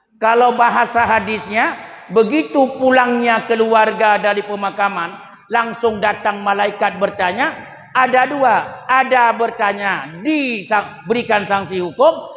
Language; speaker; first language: Malay; non-native, local second language; Achinese